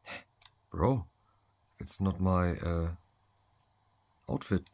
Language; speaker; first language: English; non-native, learner; German